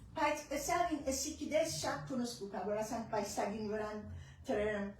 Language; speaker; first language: Armenian; early bilingual, heritage; Armenian